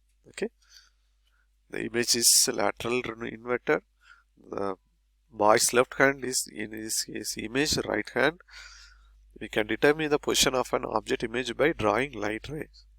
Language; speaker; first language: English; non-native, local second language; Tamil